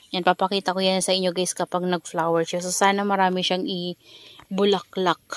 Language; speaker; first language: Filipino; native; Filipino